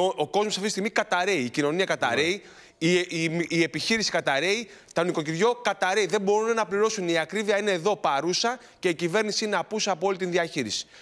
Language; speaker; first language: Greek; native; Greek